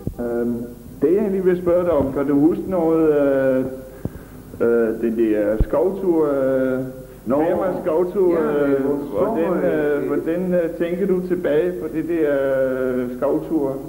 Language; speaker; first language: Danish; native; Danish